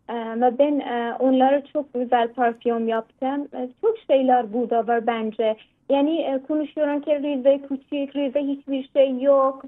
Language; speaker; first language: Turkish; non-native, learner; Persian